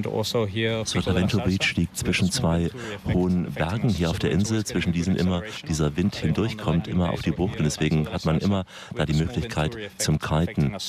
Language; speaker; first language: German; native; German